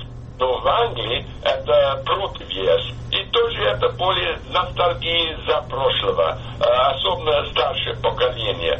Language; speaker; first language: Russian; non-native, fluent; English